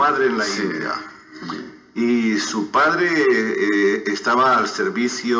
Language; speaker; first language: Spanish; native; Spanish